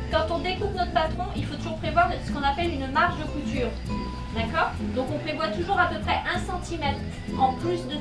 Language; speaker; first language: French; native; French